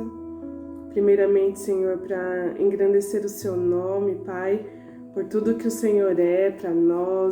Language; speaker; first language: Portuguese; native; Portuguese